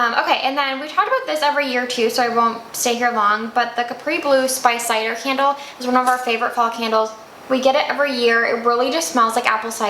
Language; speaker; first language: English; native; English